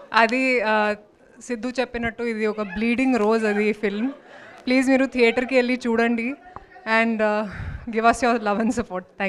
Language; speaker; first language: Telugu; non-native, local second language; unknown